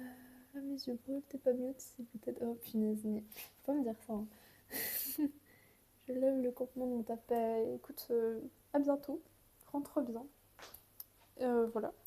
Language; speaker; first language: French; native; French